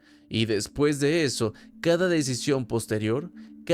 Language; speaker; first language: Spanish; native; Spanish